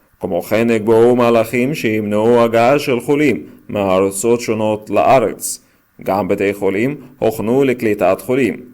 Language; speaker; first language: Hebrew; non-native, learner; Arabic